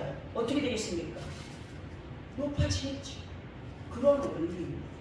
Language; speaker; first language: Korean; native; Korean